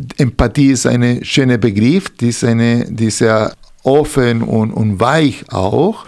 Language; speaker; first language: German; non-native, fluent; Spanish